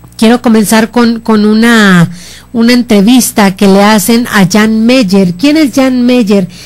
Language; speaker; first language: Spanish; native; Spanish